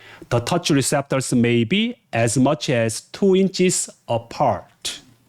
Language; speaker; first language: English; non-native, fluent; Korean